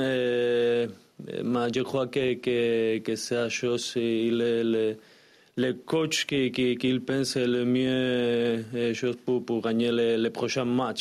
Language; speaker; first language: French; non-native, learner; Spanish